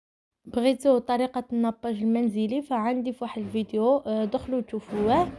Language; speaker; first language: Arabic; native; Arabic